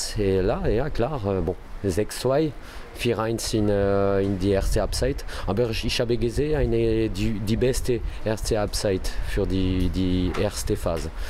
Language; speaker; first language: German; non-native, learner; French